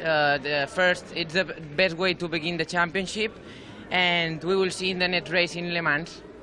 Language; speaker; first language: English; non-native, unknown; Spanish